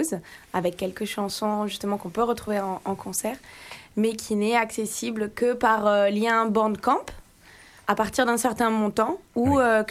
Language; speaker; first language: French; native; French